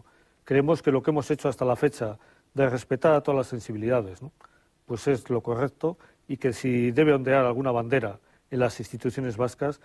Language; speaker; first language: Spanish; native; Spanish